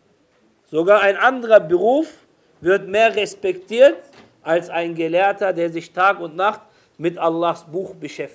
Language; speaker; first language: German; non-native, fluent; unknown